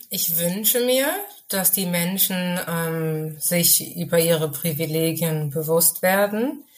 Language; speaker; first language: German; early bilingual, other home language; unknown